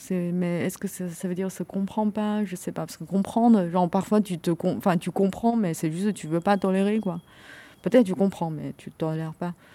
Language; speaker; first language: French; non-native, fluent; Chinese